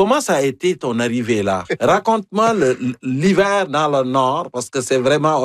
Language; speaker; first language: French; native; French